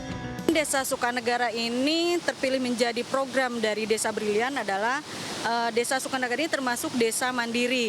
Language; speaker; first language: Indonesian; native; Indonesian